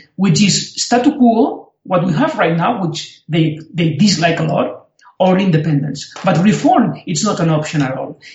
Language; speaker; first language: English; non-native, fluent; Spanish